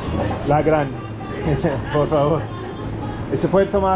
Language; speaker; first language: Spanish; non-native, learner; English